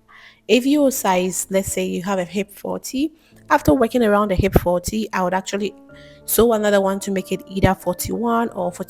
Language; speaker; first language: English; non-native, local second language; Akan